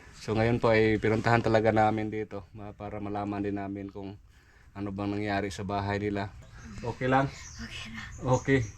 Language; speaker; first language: Filipino; non-native, local second language; Cebuano